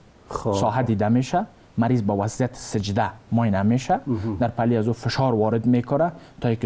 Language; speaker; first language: Persian; native; Persian